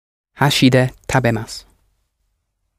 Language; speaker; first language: Japanese; non-native, learner; English